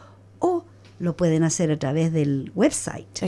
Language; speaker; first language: Spanish; native; Spanish